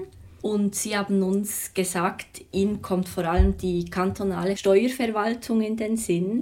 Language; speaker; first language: German; native; German